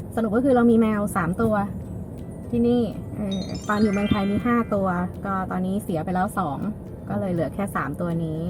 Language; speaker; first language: Thai; native; Thai